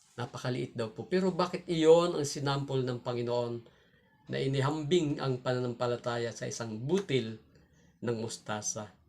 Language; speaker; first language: Filipino; non-native, local second language; Cebuano